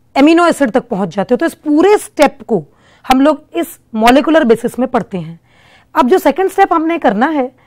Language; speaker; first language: Hindi; non-native, local second language; Punjabi